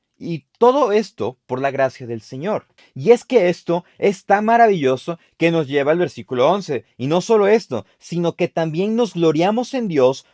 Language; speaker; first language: Spanish; native; Spanish